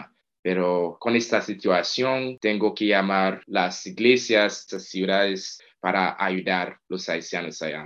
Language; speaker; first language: Spanish; non-native, fluent; Haitian Creole